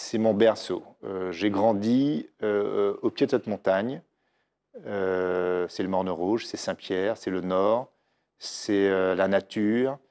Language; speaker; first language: French; native; French